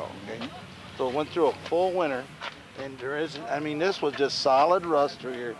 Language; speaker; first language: English; native; English